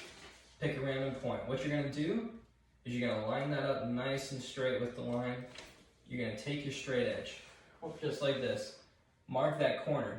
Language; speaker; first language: English; native; English